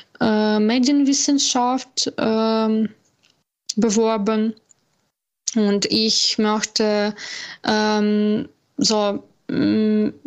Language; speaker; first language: German; non-native, learner; Ukrainian